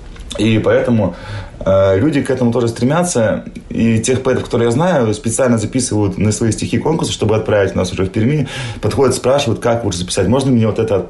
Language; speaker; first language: Russian; native; Russian